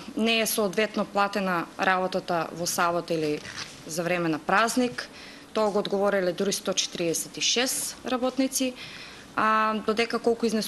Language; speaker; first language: Macedonian; native; Macedonian